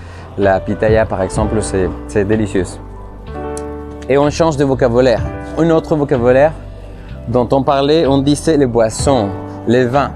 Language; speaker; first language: French; non-native, fluent; Spanish